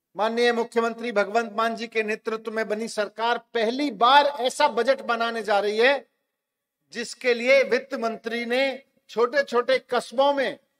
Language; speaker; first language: Hindi; native; Hindi